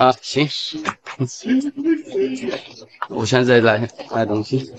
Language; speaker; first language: Chinese; non-native, fluent; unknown